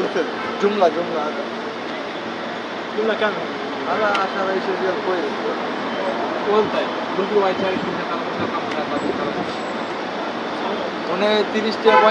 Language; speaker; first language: Arabic; non-native, learner; Bangla